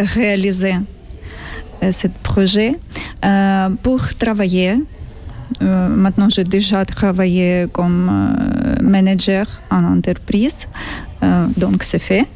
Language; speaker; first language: French; non-native, learner; Ukrainian